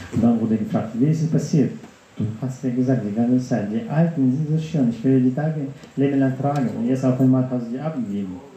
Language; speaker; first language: German; non-native, fluent; Russian